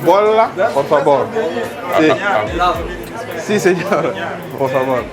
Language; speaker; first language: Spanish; non-native, learner; French